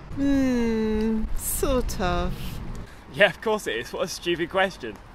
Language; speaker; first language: English; native; English